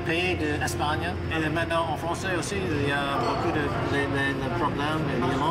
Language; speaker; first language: French; non-native, learner; English